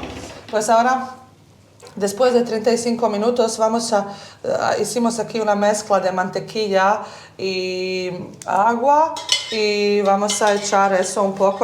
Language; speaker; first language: Spanish; early bilingual, heritage; Bosnian